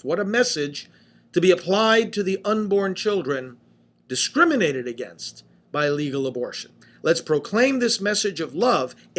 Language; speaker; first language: English; native; English